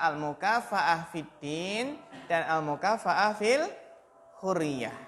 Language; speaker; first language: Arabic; non-native, fluent; Indonesian